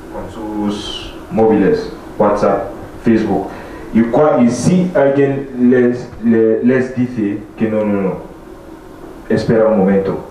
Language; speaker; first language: Spanish; non-native, fluent; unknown